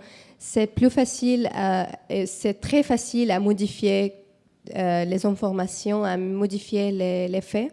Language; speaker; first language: French; non-native, learner; Arabic